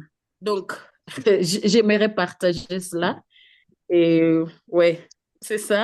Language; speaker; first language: French; non-native, fluent; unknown